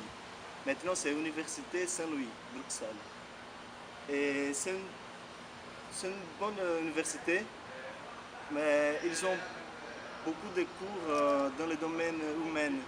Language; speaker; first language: French; non-native, fluent; Portuguese